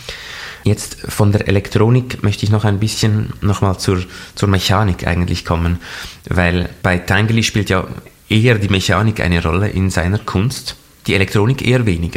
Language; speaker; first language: German; native; German